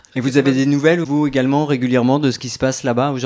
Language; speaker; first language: French; native; French